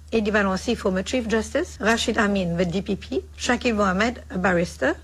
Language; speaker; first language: English; non-native, local second language; Morisyen